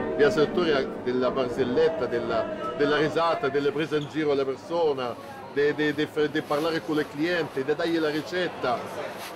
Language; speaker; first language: Italian; non-native, fluent; Arabic